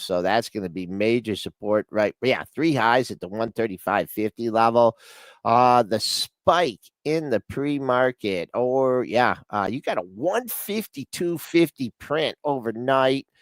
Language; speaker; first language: English; native; English